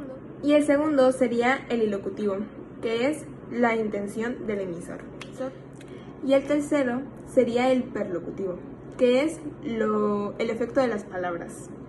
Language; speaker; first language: Spanish; native; Spanish